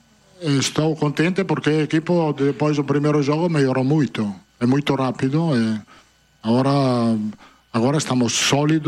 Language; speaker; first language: Portuguese; non-native, fluent; Italian